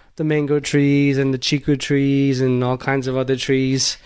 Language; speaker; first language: English; non-native, local second language; Gujarati